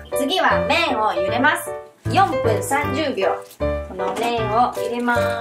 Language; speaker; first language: Japanese; non-native, fluent; Chinese